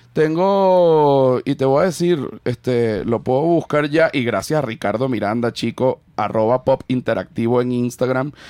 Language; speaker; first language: Spanish; native; Spanish